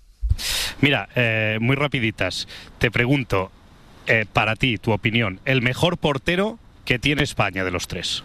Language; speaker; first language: Spanish; native; Spanish